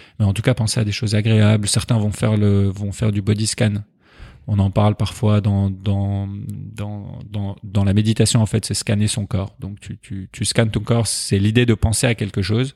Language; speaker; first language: French; early bilingual, other home language; Persian